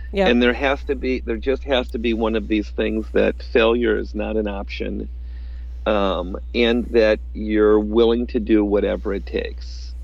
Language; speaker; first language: English; native; English